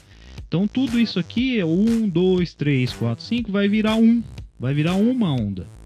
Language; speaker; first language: Portuguese; native; Portuguese